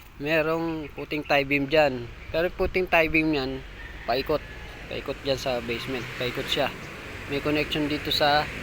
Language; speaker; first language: Filipino; native; Filipino